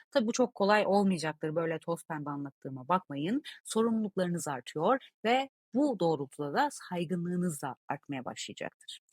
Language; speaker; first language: Turkish; native; Turkish